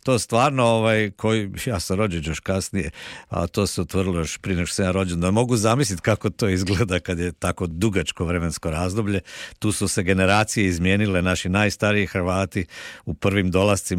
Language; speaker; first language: Serbian; native; Serbian